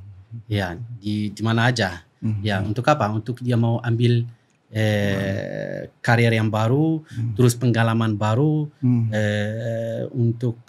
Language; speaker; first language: Indonesian; non-native, fluent; Arabic